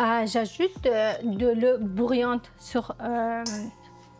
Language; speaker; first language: French; non-native, learner; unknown